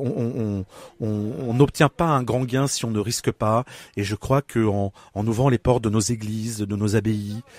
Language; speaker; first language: French; native; French